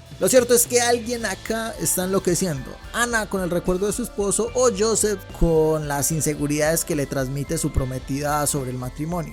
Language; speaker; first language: Spanish; native; Spanish